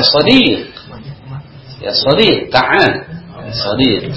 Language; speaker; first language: Arabic; non-native, fluent; Indonesian